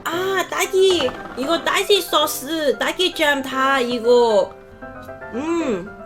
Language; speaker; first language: Korean; non-native, learner; Cantonese